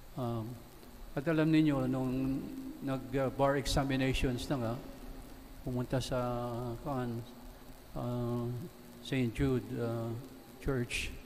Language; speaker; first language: Filipino; native; Filipino